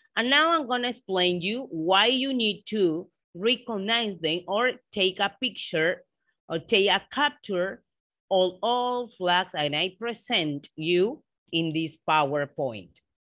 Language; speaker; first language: English; non-native, learner; Spanish